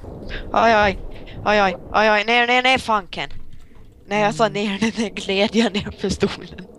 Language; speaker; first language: Swedish; native; Swedish